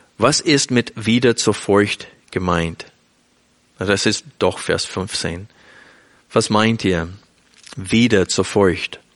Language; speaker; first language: German; non-native, fluent; English